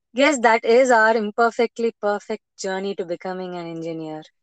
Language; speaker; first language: English; non-native, local second language; Tamil